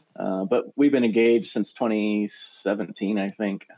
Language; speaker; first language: English; native; English